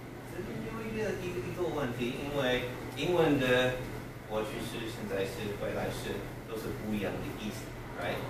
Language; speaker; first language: Chinese; non-native, learner; English